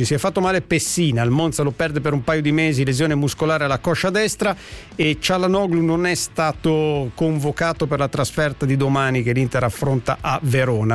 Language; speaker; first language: Italian; native; Italian